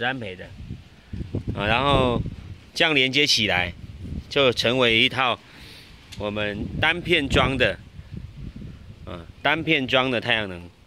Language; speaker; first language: Chinese; native; Chinese